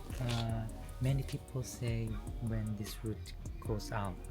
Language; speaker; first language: English; non-native, learner; Korean